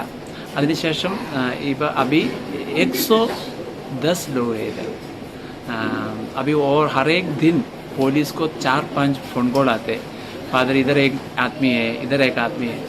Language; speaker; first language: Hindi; non-native, local second language; Malayalam